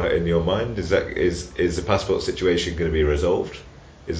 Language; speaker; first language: English; native; English